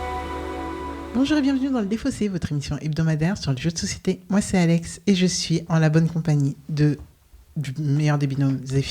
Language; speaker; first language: French; native; French